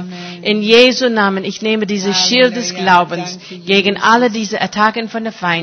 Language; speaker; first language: German; non-native, fluent; English